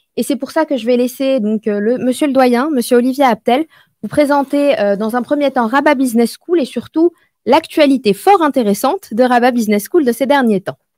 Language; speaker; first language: French; non-native, local second language; Arabic